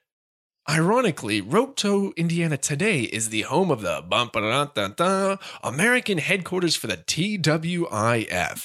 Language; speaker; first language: English; native; English